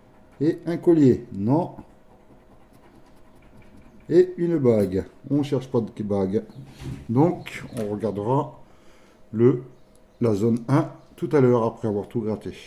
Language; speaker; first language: French; native; French